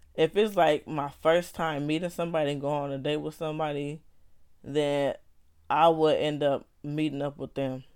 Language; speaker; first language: English; native; English